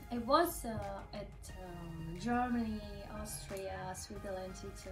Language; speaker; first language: English; non-native, learner; Russian